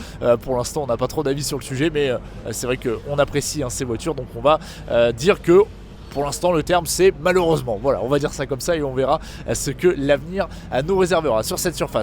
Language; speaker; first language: French; native; French